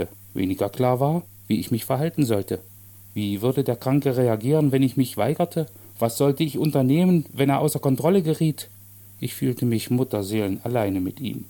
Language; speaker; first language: German; native; German